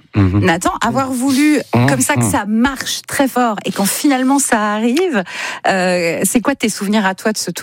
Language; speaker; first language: French; native; French